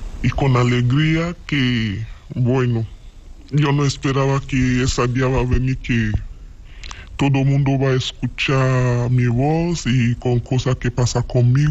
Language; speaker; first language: Spanish; non-native, learner; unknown